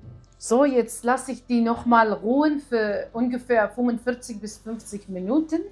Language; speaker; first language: German; non-native, learner; Aramaic